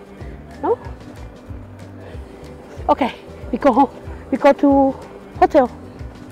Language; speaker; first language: English; non-native, learner; Thai